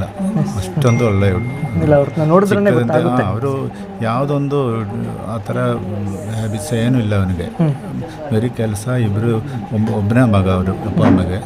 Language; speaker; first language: Kannada; non-native, local second language; Malayalam